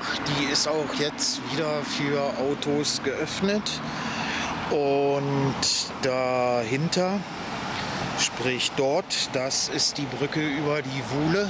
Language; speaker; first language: German; native; German